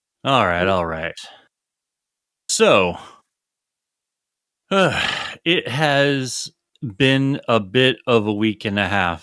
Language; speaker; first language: English; native; English